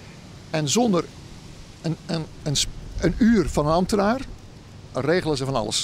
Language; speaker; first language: Dutch; native; Dutch